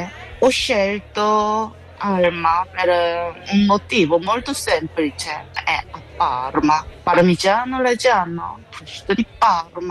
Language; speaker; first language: Italian; non-native, learner; Korean